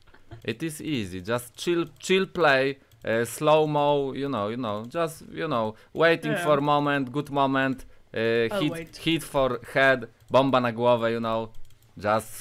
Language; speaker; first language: English; non-native, learner; Polish